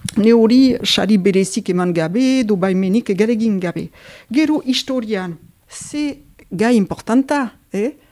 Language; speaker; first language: Basque; native; Basque